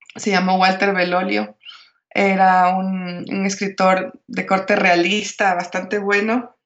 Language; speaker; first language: Spanish; native; Spanish